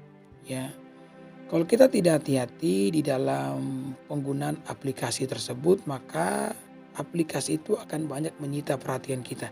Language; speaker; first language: Indonesian; native; Indonesian